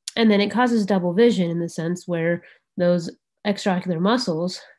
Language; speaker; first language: English; native; English